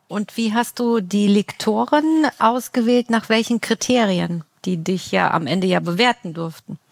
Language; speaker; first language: German; native; German